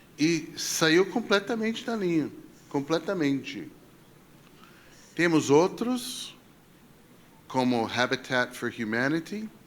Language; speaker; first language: Portuguese; non-native, fluent; English